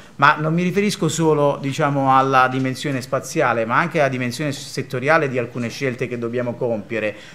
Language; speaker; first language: Italian; native; Italian